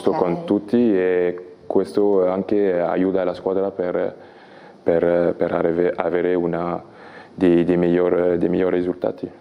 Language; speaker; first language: Italian; non-native, learner; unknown